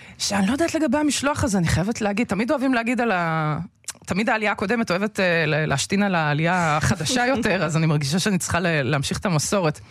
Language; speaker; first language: Hebrew; early bilingual, other home language; Russian